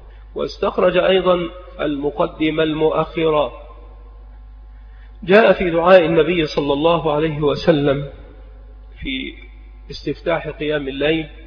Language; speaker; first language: Arabic; native; Arabic